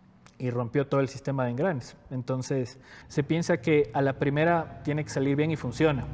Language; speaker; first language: Spanish; native; Spanish